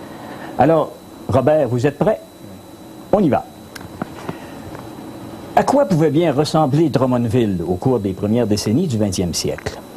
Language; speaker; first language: French; native; French